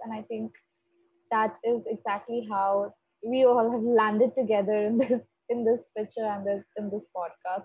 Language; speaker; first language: English; non-native, local second language; Hindi